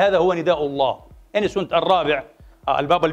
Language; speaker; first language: Arabic; native; Arabic